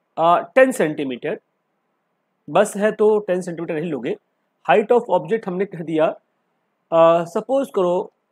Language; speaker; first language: Hindi; native; Hindi